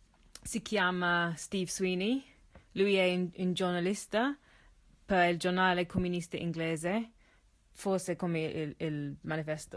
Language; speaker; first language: Italian; non-native, learner; English